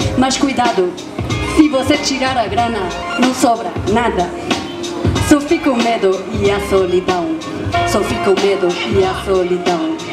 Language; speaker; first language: Portuguese; non-native, fluent; Spanish